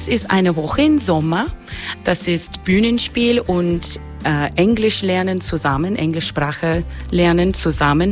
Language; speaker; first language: German; non-native, fluent; English